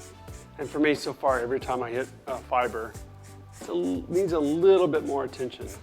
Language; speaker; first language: English; native; English